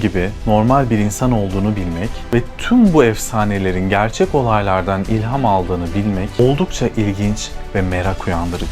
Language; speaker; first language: Turkish; native; Turkish